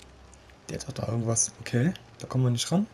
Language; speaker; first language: German; native; German